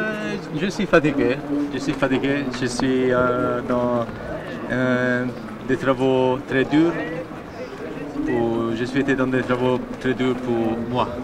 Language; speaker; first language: French; non-native, learner; Italian